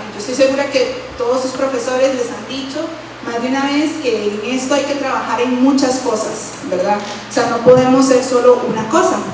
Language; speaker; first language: Spanish; native; Spanish